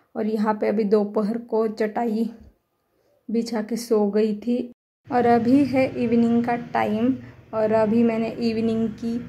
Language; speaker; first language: Hindi; non-native, local second language; Marathi